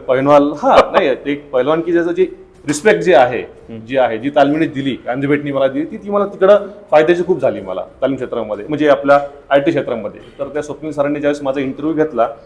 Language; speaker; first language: Marathi; native; Marathi